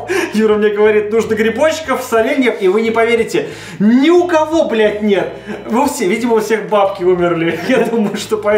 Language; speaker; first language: Russian; native; Russian